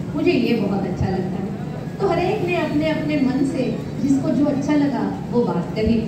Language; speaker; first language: Hindi; non-native, local second language; Marathi